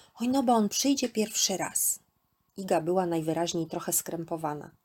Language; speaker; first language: Polish; native; Polish